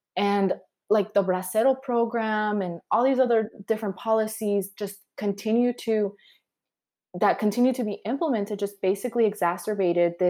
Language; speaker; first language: English; early bilingual, other home language; Spanish